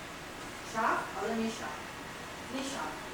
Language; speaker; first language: German; non-native, learner; Mongolian